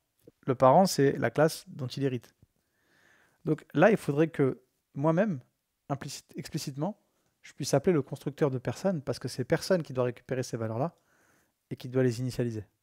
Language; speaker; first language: French; native; French